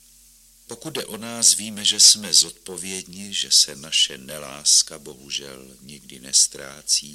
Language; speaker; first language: Czech; native; Czech